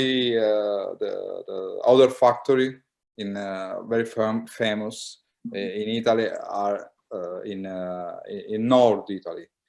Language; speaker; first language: English; non-native, learner; Italian